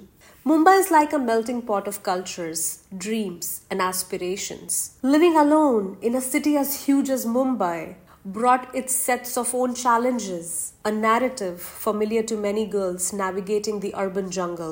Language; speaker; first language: English; non-native, local second language; Hindi